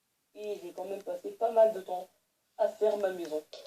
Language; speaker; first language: French; native; French